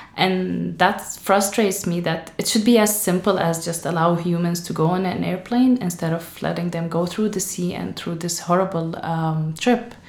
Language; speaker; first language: English; non-native, fluent; Arabic